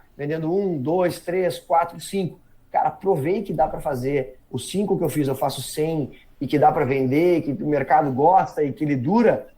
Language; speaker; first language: Portuguese; native; Portuguese